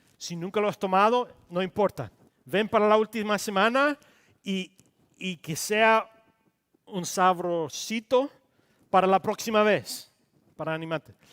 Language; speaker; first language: Spanish; non-native, local second language; English